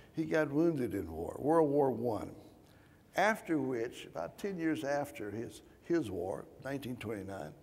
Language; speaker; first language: English; native; English